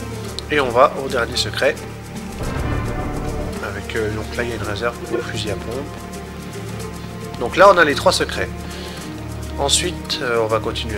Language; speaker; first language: French; native; French